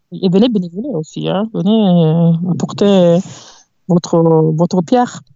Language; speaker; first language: French; non-native, fluent; Italian